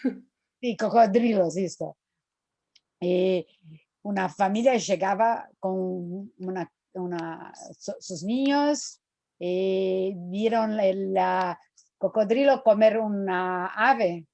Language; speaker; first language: Spanish; non-native, fluent; Portuguese